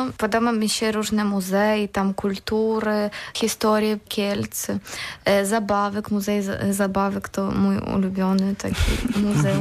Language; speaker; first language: Polish; non-native, learner; Ukrainian